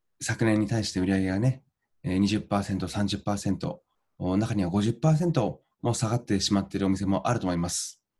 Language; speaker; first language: Japanese; native; Japanese